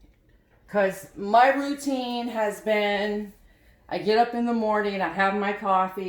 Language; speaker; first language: English; native; English